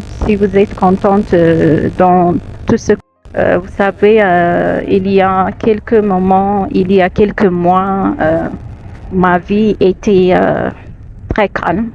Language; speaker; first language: French; non-native, fluent; Amharic